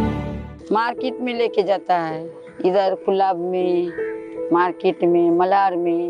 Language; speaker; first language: Hindi; non-native, local second language; Marathi